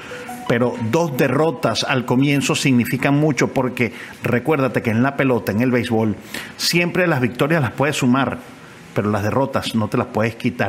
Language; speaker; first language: Spanish; native; Spanish